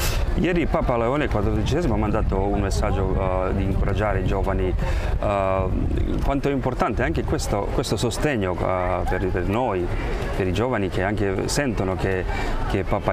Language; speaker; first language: Italian; non-native, fluent; Croatian